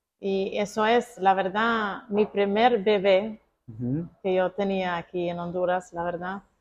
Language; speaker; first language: Spanish; non-native, fluent; Croatian